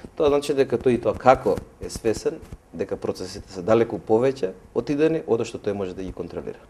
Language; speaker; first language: Macedonian; native; Macedonian